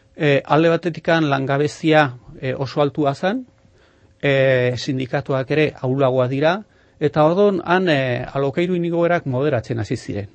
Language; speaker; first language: Basque; non-native, local second language; Spanish